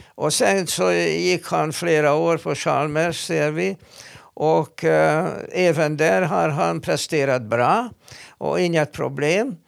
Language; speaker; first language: Swedish; non-native, fluent; Hungarian